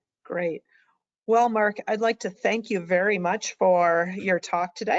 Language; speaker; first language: English; native; English